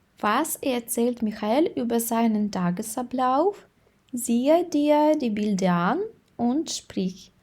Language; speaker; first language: German; non-native, fluent; Ukrainian